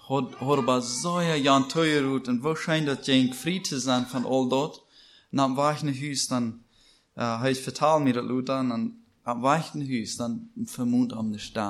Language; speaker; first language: German; non-native, learner; Plautdietsch